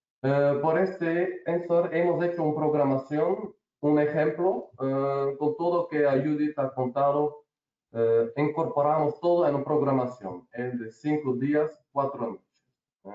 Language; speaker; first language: Spanish; non-native, learner; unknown